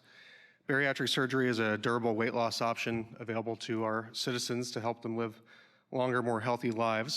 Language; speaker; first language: English; native; English